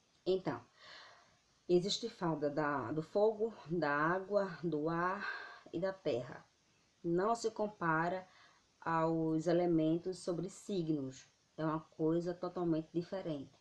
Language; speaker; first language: Portuguese; native; Portuguese